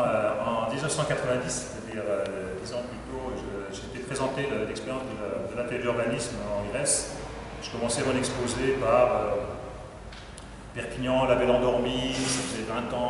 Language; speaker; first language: French; native; French